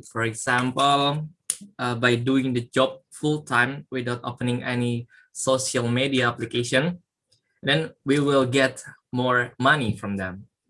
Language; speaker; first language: English; non-native, learner; Indonesian